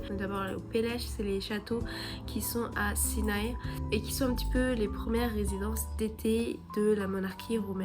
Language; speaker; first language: French; native; French